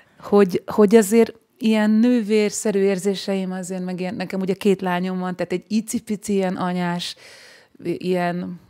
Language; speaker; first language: Hungarian; native; Hungarian